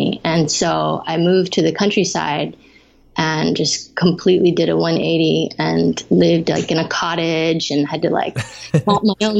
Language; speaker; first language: English; native; English